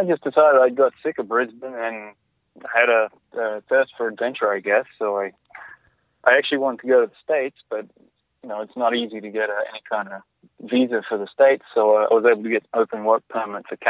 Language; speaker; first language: English; native; English